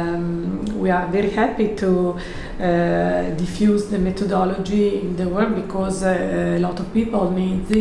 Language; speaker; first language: English; non-native, learner; Italian